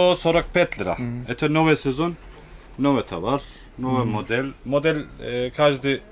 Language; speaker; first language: Russian; non-native, learner; Turkish